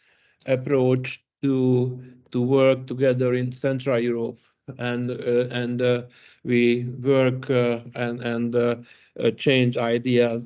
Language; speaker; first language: English; non-native, learner; Hungarian